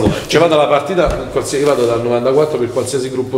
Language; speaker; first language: Italian; native; Italian